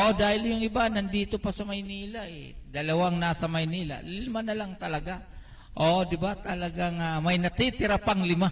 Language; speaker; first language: Filipino; non-native, local second language; Bikol